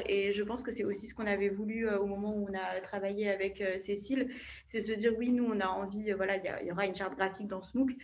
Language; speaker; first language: French; native; French